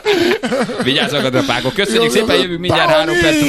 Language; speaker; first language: Hungarian; native; Hungarian